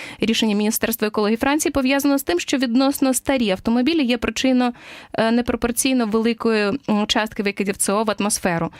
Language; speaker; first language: Ukrainian; native; Ukrainian